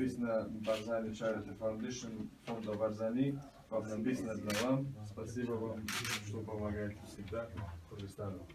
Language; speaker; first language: Russian; non-native, learner; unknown